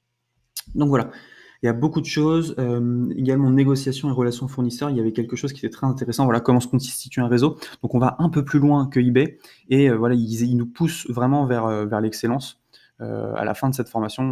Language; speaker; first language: French; native; French